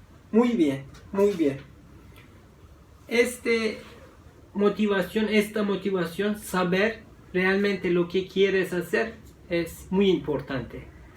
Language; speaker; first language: Spanish; non-native, fluent; Turkish